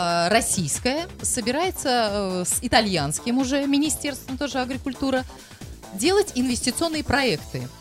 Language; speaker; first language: Russian; native; Russian